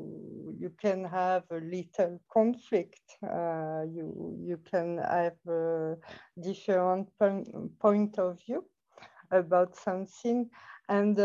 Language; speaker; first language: English; non-native, fluent; French